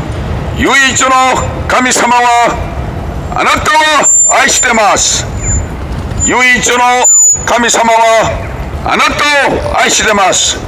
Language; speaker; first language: Japanese; non-native, learner; Korean